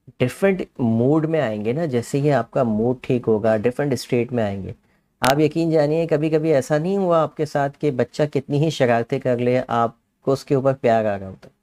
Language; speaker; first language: Urdu; native; Urdu